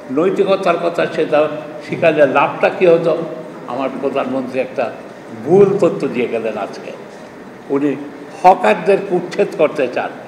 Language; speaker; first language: Bangla; native; Bangla